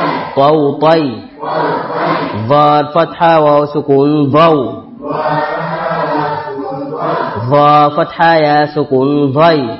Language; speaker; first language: Arabic; non-native, fluent; Swahili